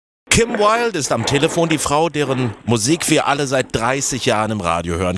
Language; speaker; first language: German; native; German